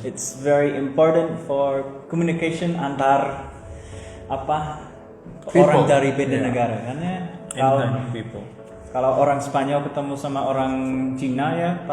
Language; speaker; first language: Indonesian; non-native, fluent; English